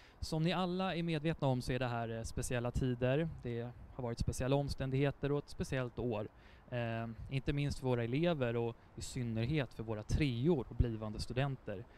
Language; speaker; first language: Swedish; native; Swedish